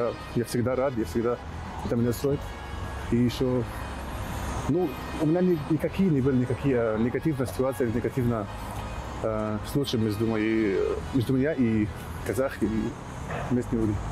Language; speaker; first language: Russian; non-native, fluent; Arabic